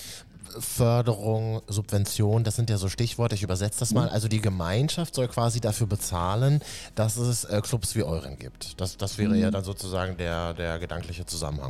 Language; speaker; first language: German; native; German